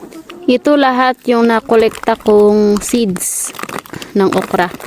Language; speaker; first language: Filipino; native; Filipino